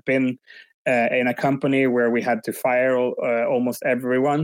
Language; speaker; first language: English; non-native, fluent; Swedish